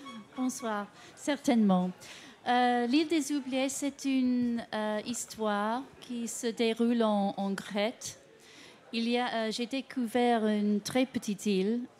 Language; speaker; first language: French; non-native, fluent; English